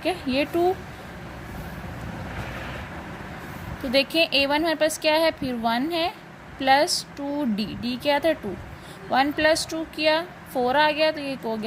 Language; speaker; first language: Hindi; non-native, local second language; Punjabi